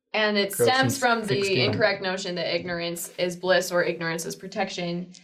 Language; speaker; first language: English; native; English